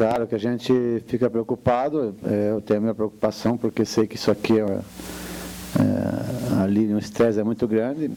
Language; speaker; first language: Portuguese; native; Portuguese